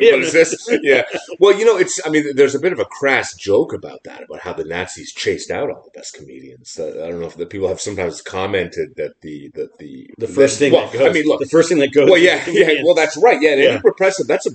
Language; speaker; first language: English; native; English